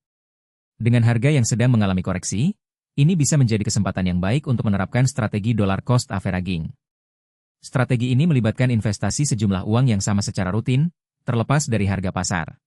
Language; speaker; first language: Indonesian; native; Indonesian